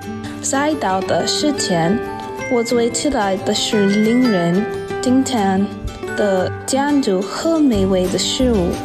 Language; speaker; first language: Chinese; non-native, fluent; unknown